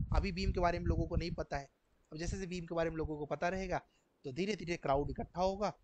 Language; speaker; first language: Hindi; native; Hindi